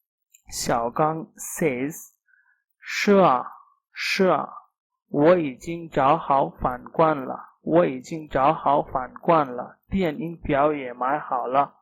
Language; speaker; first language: Chinese; non-native, learner; Urdu